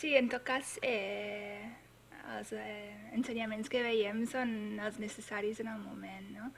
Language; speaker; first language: Catalan; non-native, fluent; English